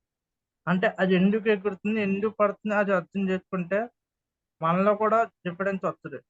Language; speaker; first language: Telugu; native; Telugu